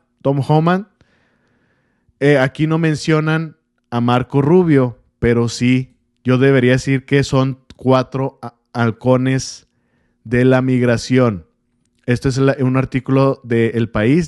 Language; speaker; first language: Spanish; native; Spanish